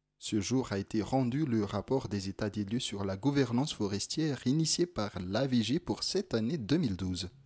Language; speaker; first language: French; non-native, local second language; Malagasy